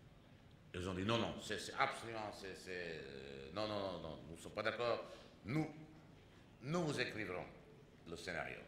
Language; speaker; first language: French; non-native, fluent; Czech